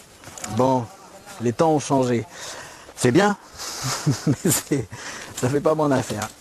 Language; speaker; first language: French; native; French